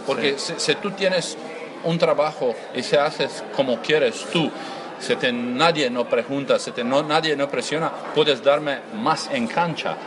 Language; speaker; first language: Spanish; non-native, learner; Croatian